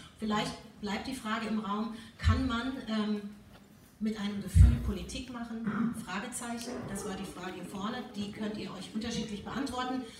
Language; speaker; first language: German; native; German